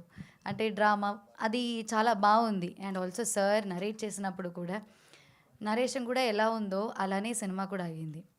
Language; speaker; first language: Telugu; non-native, fluent; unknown